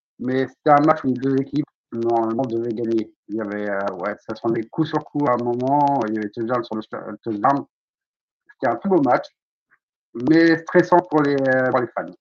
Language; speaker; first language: French; native; French